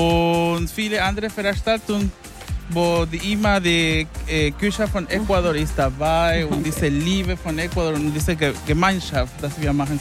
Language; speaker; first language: German; non-native, fluent; Spanish